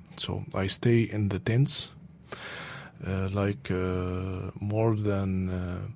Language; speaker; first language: English; non-native, learner; Arabic